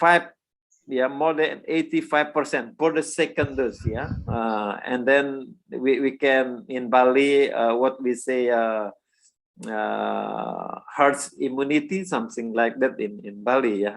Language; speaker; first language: English; non-native, learner; Indonesian